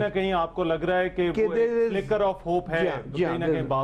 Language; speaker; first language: Urdu; native; Urdu